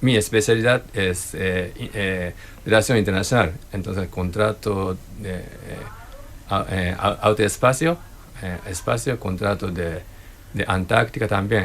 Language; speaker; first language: Spanish; non-native, learner; Japanese